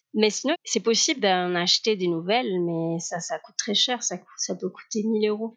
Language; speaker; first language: French; non-native, fluent; Spanish